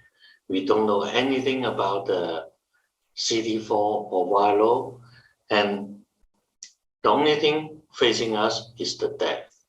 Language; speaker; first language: English; non-native, fluent; Chinese